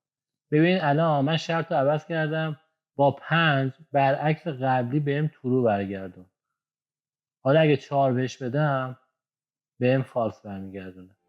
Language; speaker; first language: Persian; native; Persian